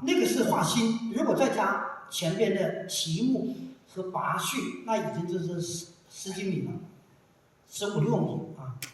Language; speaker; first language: Chinese; native; Chinese